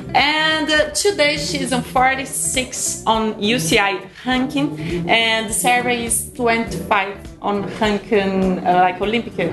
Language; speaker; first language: English; non-native, learner; Portuguese